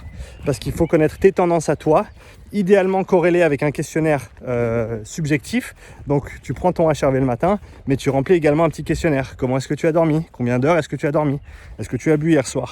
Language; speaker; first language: French; native; French